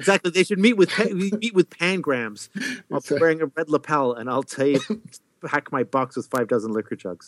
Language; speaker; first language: English; native; English